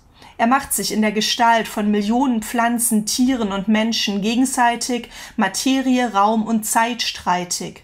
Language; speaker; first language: German; native; German